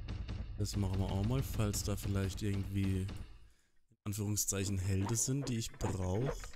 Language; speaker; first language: German; native; German